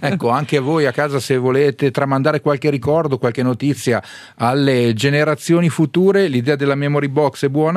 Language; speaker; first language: Italian; native; Italian